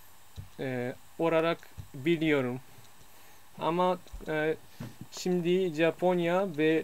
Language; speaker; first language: Turkish; non-native, learner; Japanese